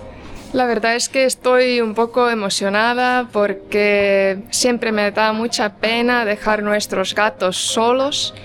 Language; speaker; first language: Spanish; non-native, fluent; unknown